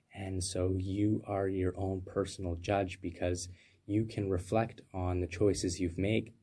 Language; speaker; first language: English; native; English